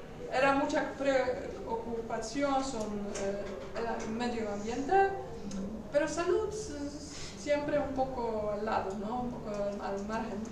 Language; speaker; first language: Spanish; non-native, learner; Polish